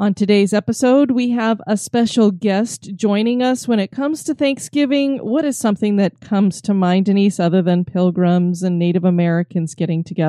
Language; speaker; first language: English; native; English